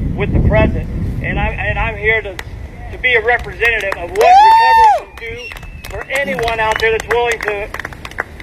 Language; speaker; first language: English; native; English